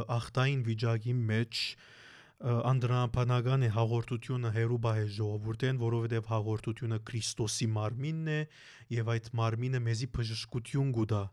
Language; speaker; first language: Armenian; early bilingual, heritage; Armenian